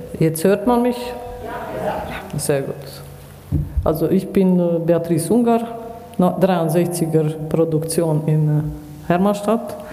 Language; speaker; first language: German; native; German